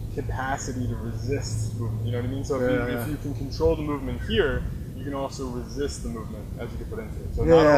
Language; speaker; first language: English; native; English